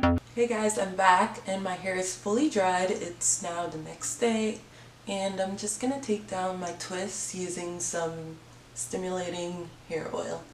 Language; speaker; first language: English; native; English